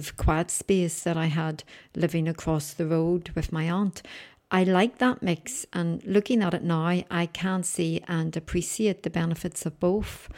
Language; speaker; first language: English; native; English